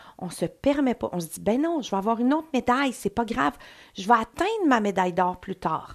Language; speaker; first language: French; native; French